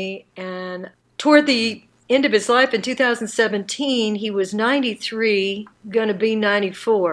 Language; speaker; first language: English; native; English